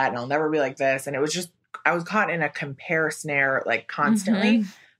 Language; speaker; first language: English; native; English